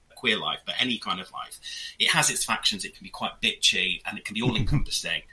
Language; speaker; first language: English; native; English